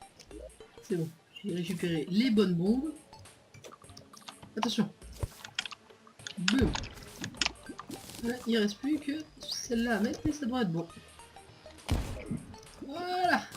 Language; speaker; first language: French; native; French